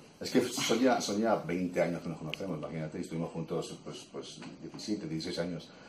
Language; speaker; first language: Spanish; early bilingual, heritage; Spanish